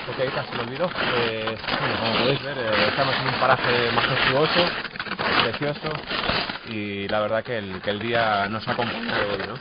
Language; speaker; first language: Spanish; native; Spanish